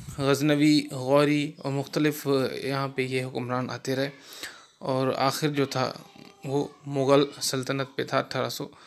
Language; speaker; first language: Urdu; non-native, local second language; Sindhi